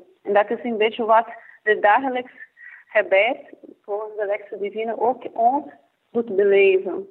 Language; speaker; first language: Dutch; non-native, fluent; Portuguese